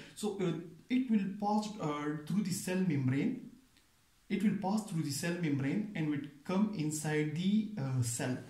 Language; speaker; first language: English; non-native, local second language; Pashto